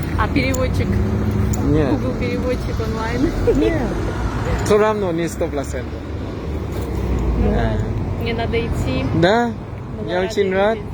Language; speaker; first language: Russian; non-native, fluent; Thai